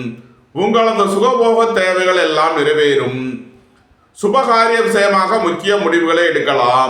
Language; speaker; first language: Tamil; native; Tamil